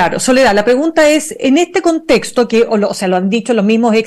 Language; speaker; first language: Spanish; native; Spanish